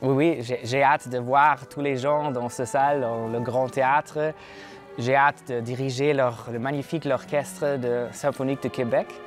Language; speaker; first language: French; non-native, learner; German